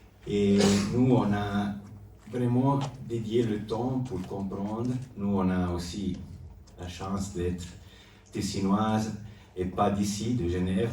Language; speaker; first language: French; non-native, local second language; Italian